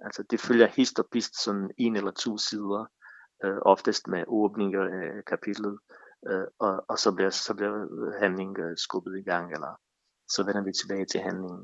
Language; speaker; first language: Danish; non-native, fluent; Bosnian